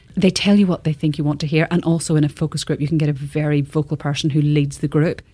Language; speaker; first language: English; native; English